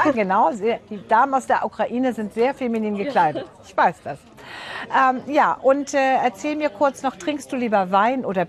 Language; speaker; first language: German; native; German